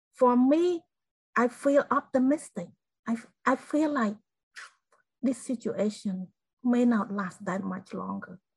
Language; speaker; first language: English; non-native, fluent; Khmer